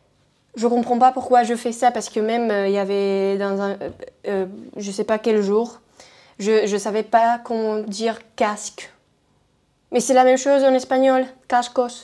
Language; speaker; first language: French; non-native, fluent; Spanish